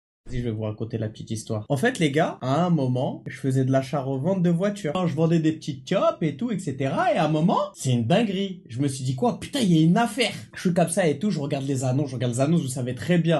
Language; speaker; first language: French; native; French